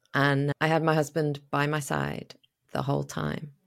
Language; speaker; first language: English; native; English